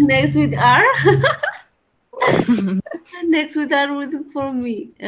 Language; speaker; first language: English; non-native, learner; Spanish